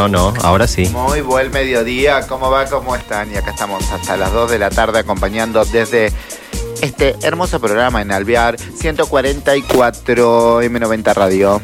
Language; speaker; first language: Spanish; native; Spanish